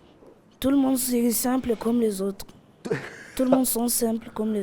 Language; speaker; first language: French; non-native, learner; Kinyarwanda